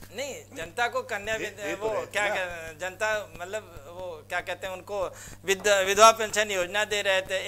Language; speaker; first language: Hindi; native; Hindi